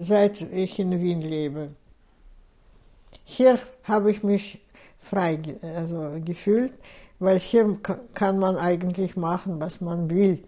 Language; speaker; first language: German; non-native, fluent; Russian